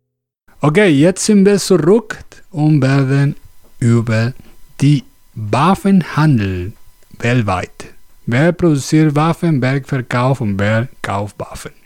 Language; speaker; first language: German; non-native, learner; Spanish